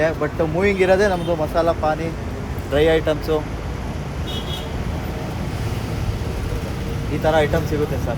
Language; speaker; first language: Kannada; native; Kannada